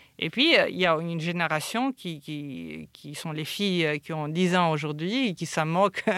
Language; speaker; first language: French; non-native, fluent; Romanian